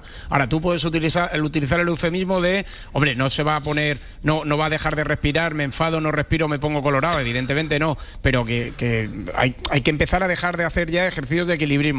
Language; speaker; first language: Spanish; native; Spanish